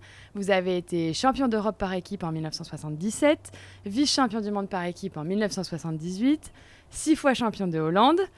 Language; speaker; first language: French; native; French